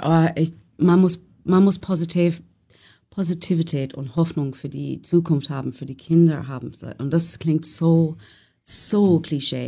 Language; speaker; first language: German; non-native, learner; English